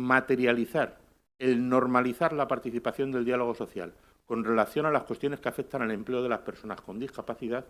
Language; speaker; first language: Spanish; native; Spanish